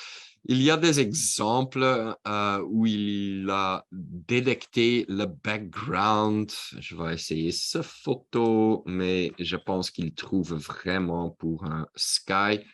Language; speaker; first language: French; non-native, local second language; Dutch